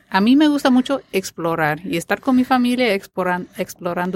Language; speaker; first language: Spanish; non-native, fluent; English